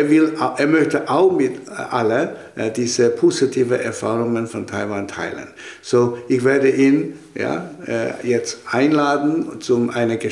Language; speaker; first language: German; non-native, fluent; Chinese